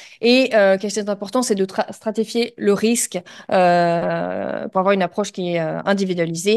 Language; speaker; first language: French; native; French